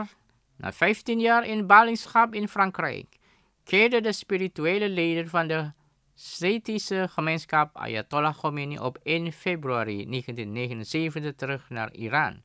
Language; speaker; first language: Dutch; non-native, fluent; Indonesian